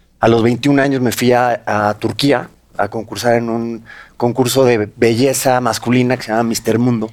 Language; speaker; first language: Spanish; native; Spanish